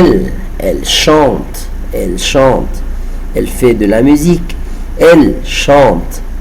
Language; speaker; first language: French; non-native, fluent; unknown